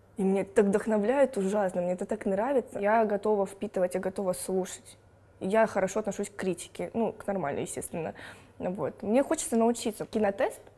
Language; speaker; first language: Russian; native; Russian